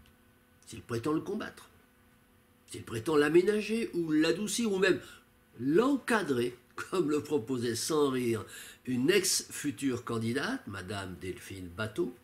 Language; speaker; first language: French; native; French